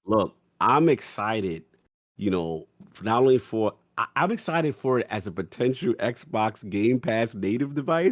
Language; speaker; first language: English; native; English